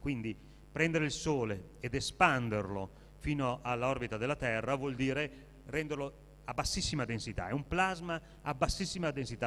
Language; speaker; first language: Italian; native; Italian